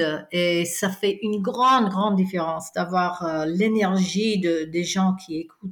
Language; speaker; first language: French; non-native, fluent; English